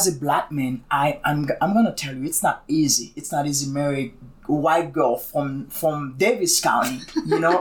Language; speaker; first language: English; non-native, fluent; Haitian Creole